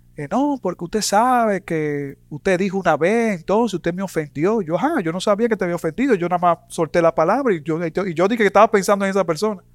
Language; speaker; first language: Spanish; native; Spanish